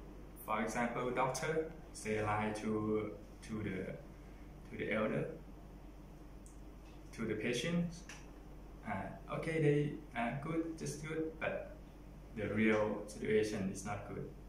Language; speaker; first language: English; non-native, learner; Thai